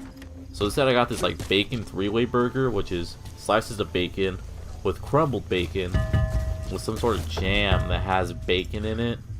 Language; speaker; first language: English; native; English